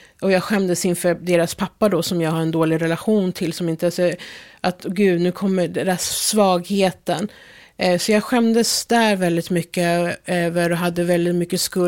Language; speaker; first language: Swedish; early bilingual, other home language; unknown